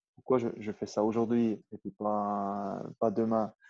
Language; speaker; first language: French; non-native, fluent; German